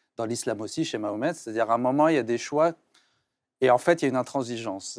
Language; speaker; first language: French; non-native, local second language; Arabic